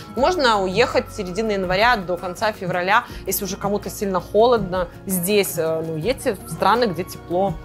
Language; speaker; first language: Russian; native; Russian